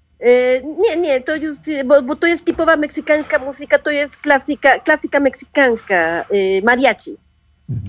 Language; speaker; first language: Polish; non-native, learner; Spanish